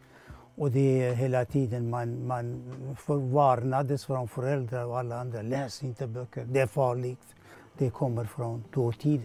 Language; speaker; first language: Swedish; non-native, fluent; Persian